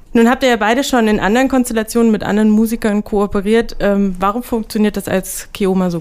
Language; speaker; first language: German; native; German